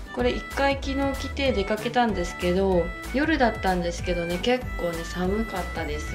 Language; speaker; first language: Japanese; native; Japanese